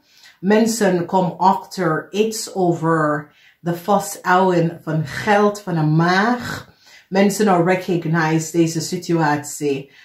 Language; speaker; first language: Dutch; non-native, fluent; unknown